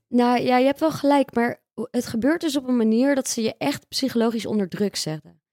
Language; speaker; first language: Dutch; native; Dutch